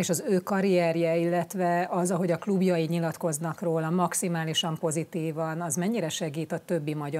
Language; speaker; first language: Hungarian; native; Hungarian